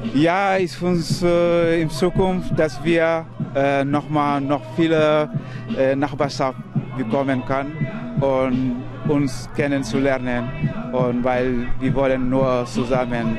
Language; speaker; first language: German; non-native, learner; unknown